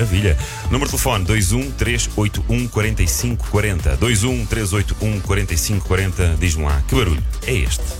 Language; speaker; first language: Portuguese; native; Portuguese